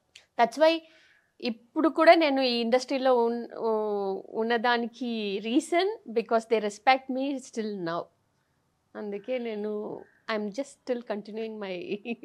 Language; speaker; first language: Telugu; non-native, fluent; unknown